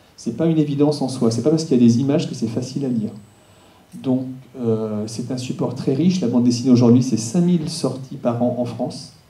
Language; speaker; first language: French; native; French